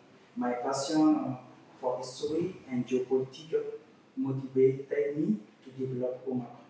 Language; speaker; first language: English; non-native, learner; French